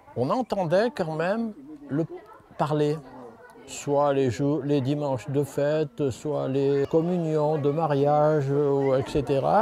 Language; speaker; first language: French; native; French